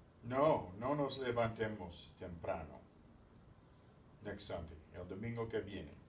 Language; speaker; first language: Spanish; non-native, fluent; English